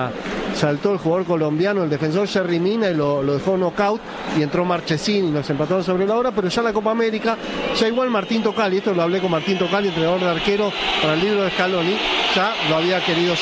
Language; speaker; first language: Spanish; native; Spanish